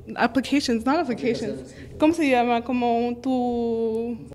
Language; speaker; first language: Spanish; early bilingual, heritage; Spanish